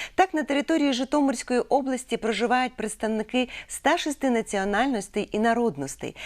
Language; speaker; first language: Ukrainian; native; Ukrainian